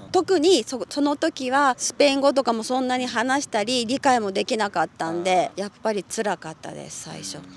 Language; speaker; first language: Japanese; native; Japanese